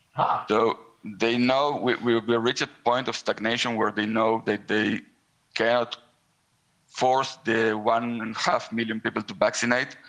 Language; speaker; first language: English; non-native, fluent; Hebrew